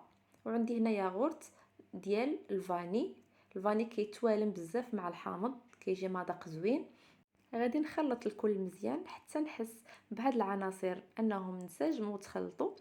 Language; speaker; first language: Arabic; native; Arabic